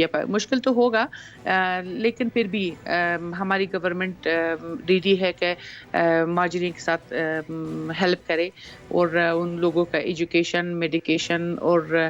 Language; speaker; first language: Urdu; non-native, fluent; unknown